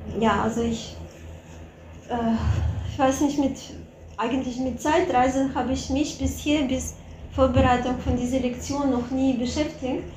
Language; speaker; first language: German; non-native, fluent; Russian